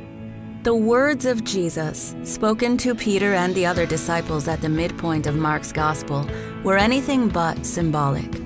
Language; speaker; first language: English; native; English